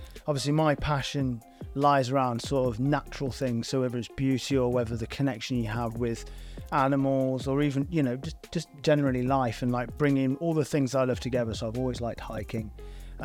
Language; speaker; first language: English; native; English